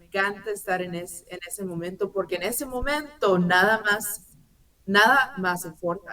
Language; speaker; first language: Spanish; early bilingual, heritage; English